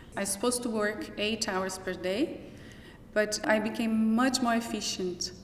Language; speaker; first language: English; non-native, fluent; Portuguese